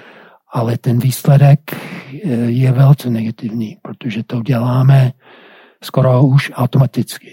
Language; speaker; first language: Czech; non-native, fluent; English